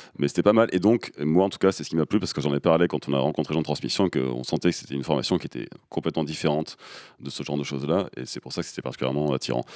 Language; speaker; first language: French; native; French